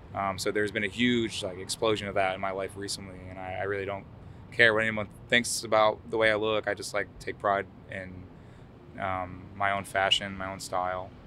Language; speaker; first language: English; early bilingual, other home language; Arabic